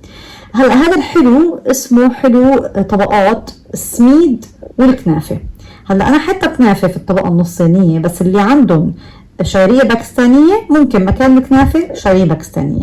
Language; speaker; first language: Arabic; native; Arabic